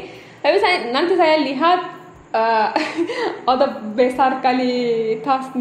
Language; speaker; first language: Indonesian; non-native, learner; Turkish